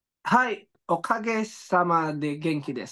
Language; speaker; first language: Japanese; non-native, learner; Filipino